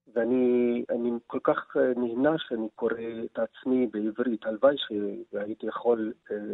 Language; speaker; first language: Hebrew; non-native, local second language; Arabic